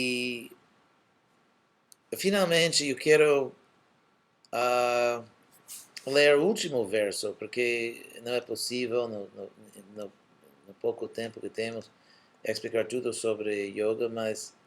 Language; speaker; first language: Portuguese; non-native, fluent; English